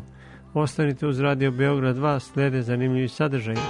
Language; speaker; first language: Serbian; native; Serbian